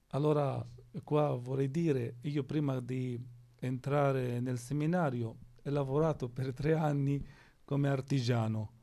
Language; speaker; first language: Italian; non-native, fluent; Arabic